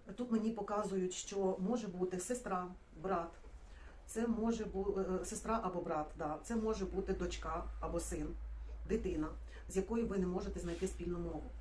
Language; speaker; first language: Ukrainian; non-native, local second language; Russian